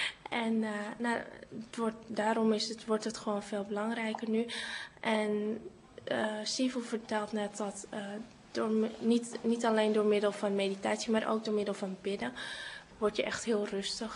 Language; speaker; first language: Dutch; early bilingual, other home language; Cantonese